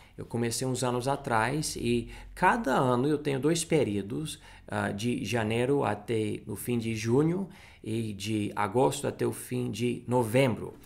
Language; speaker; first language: Portuguese; non-native, fluent; English